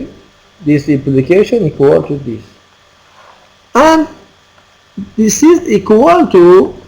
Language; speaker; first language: English; non-native, fluent; Persian